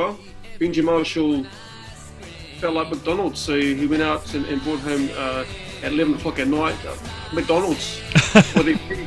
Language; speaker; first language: English; native; English